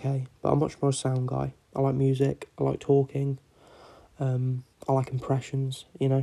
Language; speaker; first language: English; native; English